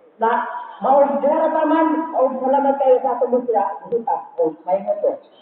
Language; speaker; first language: Cebuano; non-native, local second language; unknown